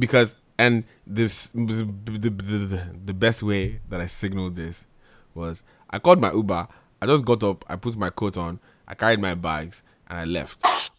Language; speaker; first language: English; native; English